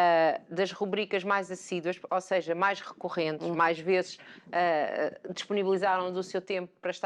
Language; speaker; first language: Portuguese; native; Portuguese